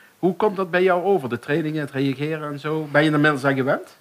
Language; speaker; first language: Dutch; native; Dutch